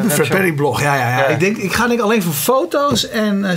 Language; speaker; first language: Dutch; native; Dutch